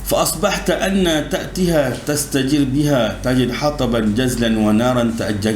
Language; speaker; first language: Arabic; non-native, fluent; Malay